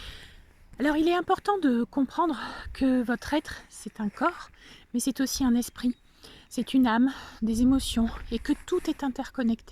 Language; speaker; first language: French; native; French